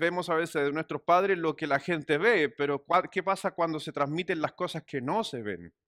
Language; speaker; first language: Spanish; native; Spanish